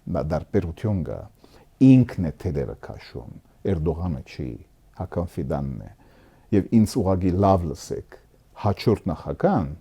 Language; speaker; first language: Armenian; early bilingual, heritage; Armenian